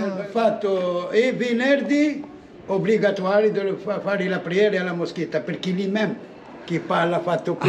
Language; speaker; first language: Italian; non-native, learner; Arabic